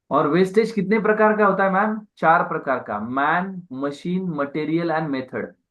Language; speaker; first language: Hindi; non-native, local second language; Marathi